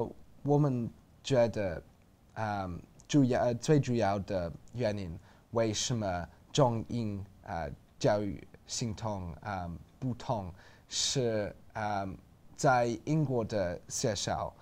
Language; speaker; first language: Chinese; non-native, learner; English